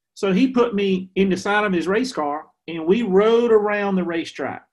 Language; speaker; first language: English; native; English